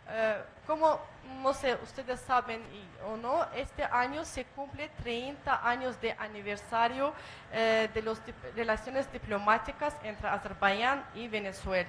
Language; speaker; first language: Spanish; non-native, fluent; Azerbaijani